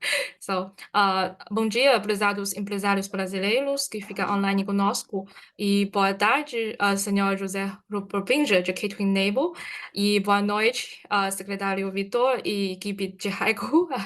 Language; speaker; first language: Portuguese; non-native, fluent; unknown